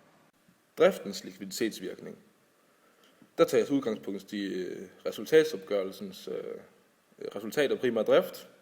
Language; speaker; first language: Danish; native; Danish